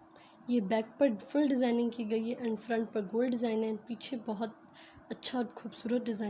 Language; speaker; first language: Hindi; native; Hindi